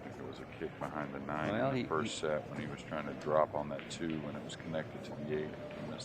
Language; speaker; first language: English; native; English